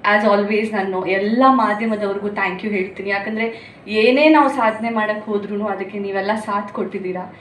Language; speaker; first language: Kannada; non-native, local second language; Tulu